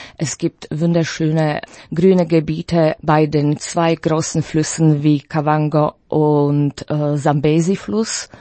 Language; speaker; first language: German; non-native, fluent; Slovak